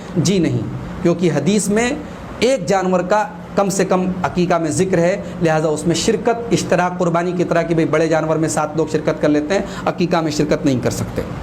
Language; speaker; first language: Urdu; native; Urdu